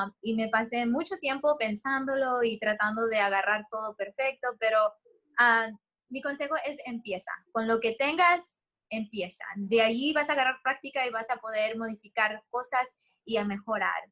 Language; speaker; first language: Spanish; early bilingual, heritage; Spanish